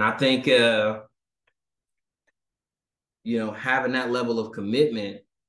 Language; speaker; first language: English; native; English